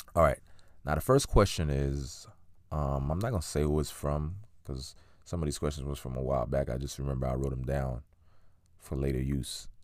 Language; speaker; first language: English; early bilingual, other home language; Haitian Creole